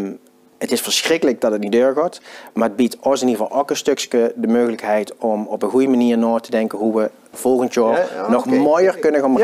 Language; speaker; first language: Dutch; native; Dutch